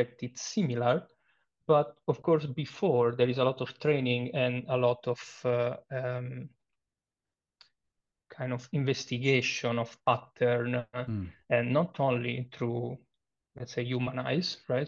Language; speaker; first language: English; non-native, fluent; Italian